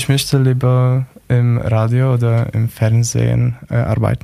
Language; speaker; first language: German; non-native, learner; Polish